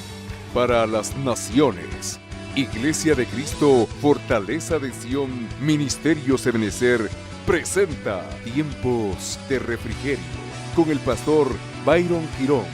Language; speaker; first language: Spanish; native; Spanish